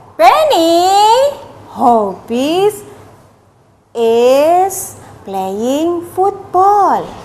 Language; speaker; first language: English; non-native, learner; Indonesian